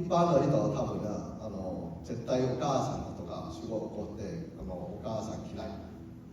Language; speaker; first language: Japanese; non-native, learner; Cantonese